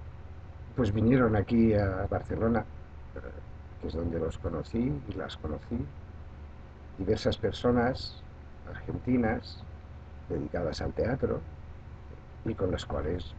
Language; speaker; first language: Spanish; non-native, local second language; Catalan